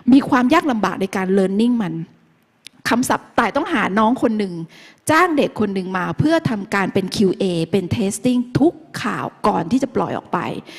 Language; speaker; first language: Thai; native; Thai